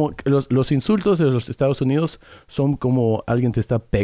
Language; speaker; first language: Spanish; early bilingual, heritage; English